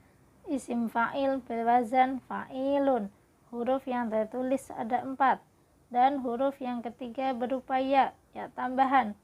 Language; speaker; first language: Indonesian; native; Indonesian